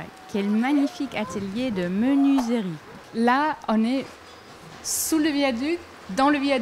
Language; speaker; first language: French; non-native, fluent; German